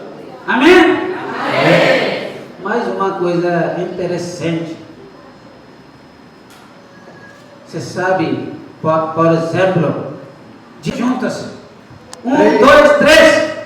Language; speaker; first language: Portuguese; non-native, learner; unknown